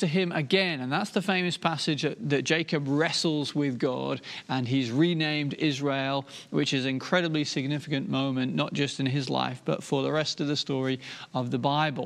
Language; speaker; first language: English; native; English